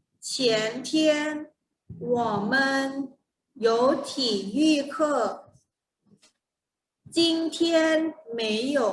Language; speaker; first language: Chinese; non-native, fluent; Thai